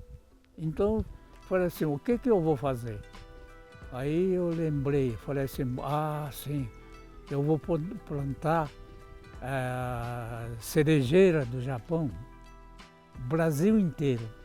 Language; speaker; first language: Portuguese; non-native, local second language; Japanese